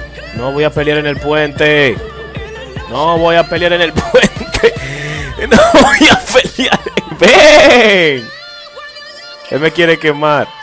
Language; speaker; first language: Spanish; native; Spanish